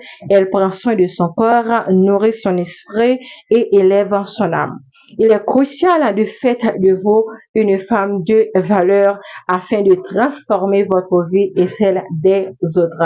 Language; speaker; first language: French; non-native, local second language; Haitian Creole